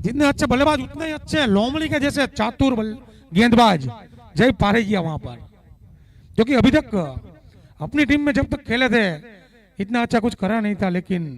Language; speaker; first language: Hindi; non-native, local second language; Gujarati